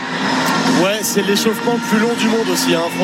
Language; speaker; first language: French; native; French